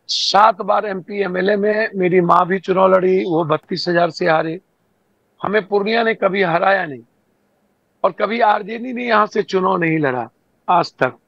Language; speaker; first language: Hindi; native; Hindi